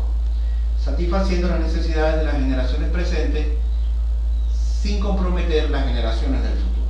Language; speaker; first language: Spanish; native; Spanish